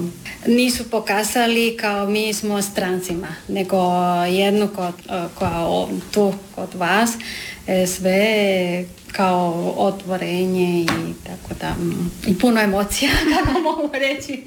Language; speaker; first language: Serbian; non-native, learner; Spanish